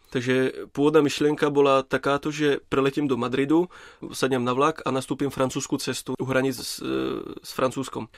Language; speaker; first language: Slovak; native; Slovak